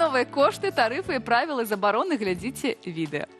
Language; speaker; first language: Belarusian; native; Belarusian